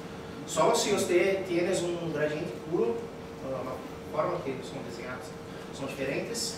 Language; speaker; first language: Spanish; non-native, learner; Portuguese